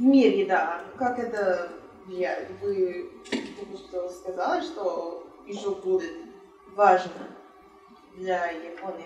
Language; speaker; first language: Russian; non-native, fluent; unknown